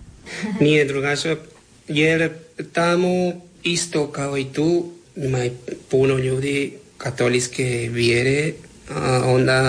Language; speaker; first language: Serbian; non-native, learner; Spanish